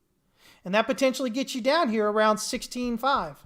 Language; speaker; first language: English; native; English